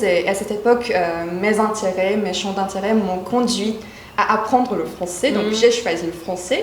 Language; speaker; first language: French; non-native, fluent; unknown